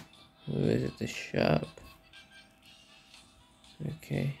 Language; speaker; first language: English; non-native, learner; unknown